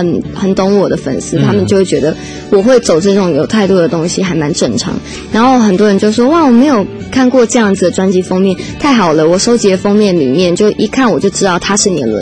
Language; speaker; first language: Chinese; native; Chinese